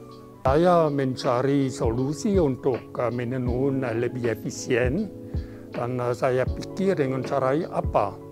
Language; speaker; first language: Indonesian; non-native, fluent; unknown